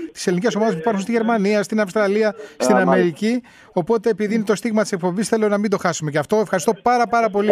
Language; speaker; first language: Greek; native; Greek